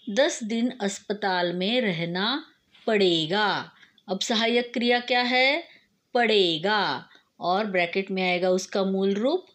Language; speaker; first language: Hindi; non-native, local second language; Marathi